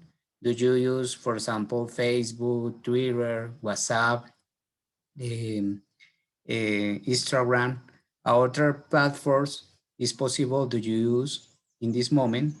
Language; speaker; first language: English; non-native, learner; Spanish